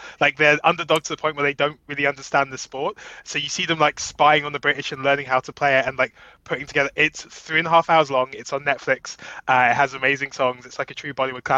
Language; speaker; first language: English; native; English